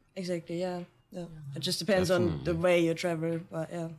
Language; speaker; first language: English; non-native, fluent; German